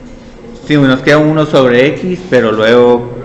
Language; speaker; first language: Spanish; native; Spanish